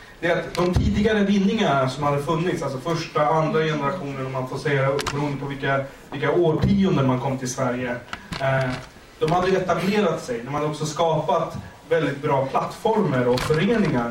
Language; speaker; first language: Swedish; early bilingual, other home language; Kurdish